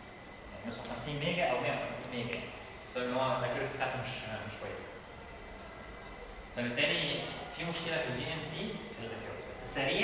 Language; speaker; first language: Arabic; native; Arabic